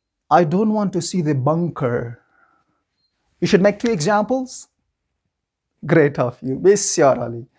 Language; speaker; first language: English; non-native, fluent; Persian